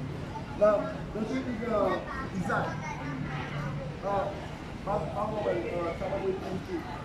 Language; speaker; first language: Chinese; non-native, learner; English